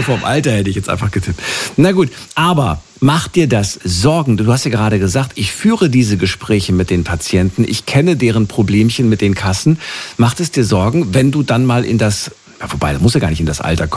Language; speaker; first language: German; native; German